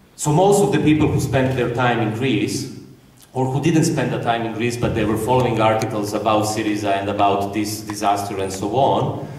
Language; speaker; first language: English; non-native, fluent; Croatian